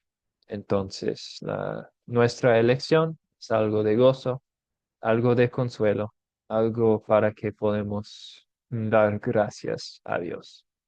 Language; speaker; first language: Spanish; non-native, fluent; English